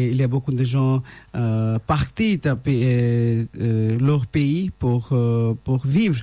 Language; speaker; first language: French; non-native, learner; Bangla